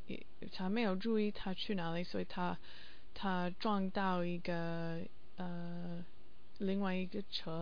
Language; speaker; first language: Chinese; non-native, learner; English